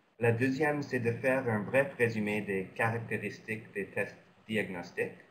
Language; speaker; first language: French; non-native, local second language; English